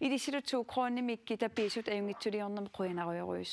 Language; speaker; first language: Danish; non-native, local second language; Kalaallisut